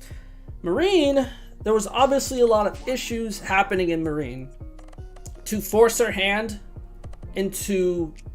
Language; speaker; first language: English; native; English